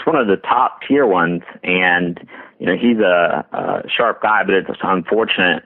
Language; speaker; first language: English; native; English